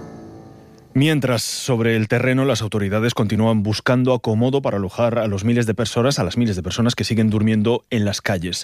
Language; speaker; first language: Spanish; native; Spanish